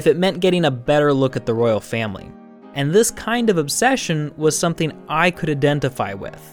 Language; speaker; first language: English; native; English